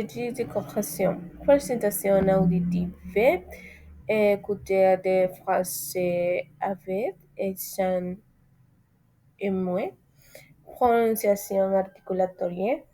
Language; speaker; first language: French; non-native, learner; Spanish